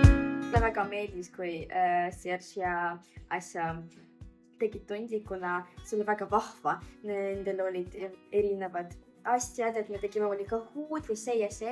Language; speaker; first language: Estonian; non-native, local second language; Russian